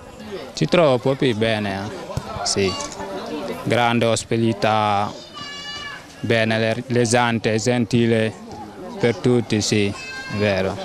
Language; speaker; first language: Italian; non-native, learner; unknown